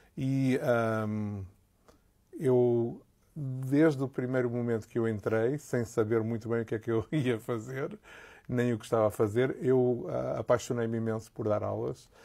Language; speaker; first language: Portuguese; native; Portuguese